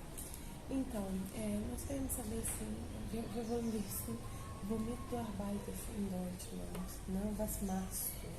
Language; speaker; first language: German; non-native, fluent; Portuguese